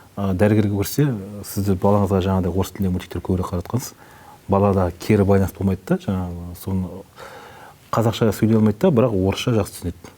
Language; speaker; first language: Kazakh; native; Kazakh